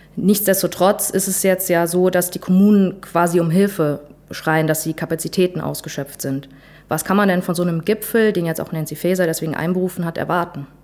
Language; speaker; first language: German; native; German